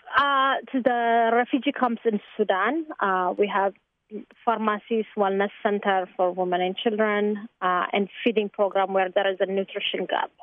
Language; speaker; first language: English; non-native, fluent; Tigrinya